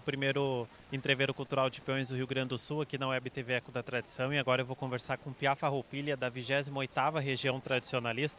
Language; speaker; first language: Portuguese; native; Portuguese